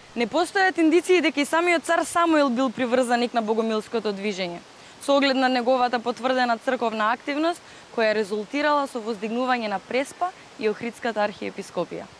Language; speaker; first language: Macedonian; native; Macedonian